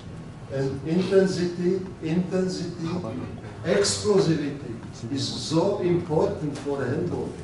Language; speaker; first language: English; non-native, learner; Czech